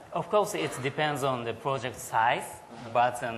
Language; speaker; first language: English; non-native, learner; Japanese